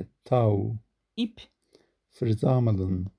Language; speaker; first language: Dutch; non-native, learner; Turkish